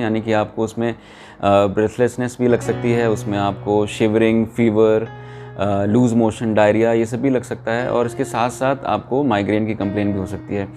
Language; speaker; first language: Hindi; native; Hindi